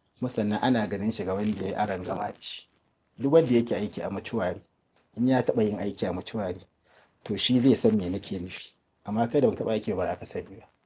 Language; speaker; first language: Hausa; native; Hausa